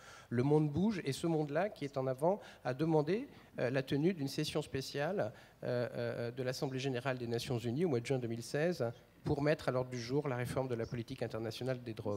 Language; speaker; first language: French; native; French